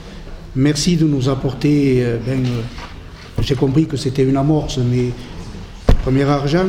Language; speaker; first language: French; native; French